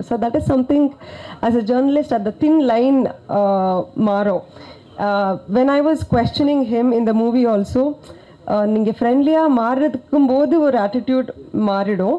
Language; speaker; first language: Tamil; non-native, learner; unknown